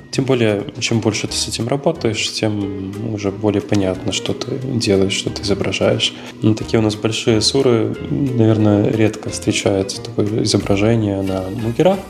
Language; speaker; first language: Russian; native; Russian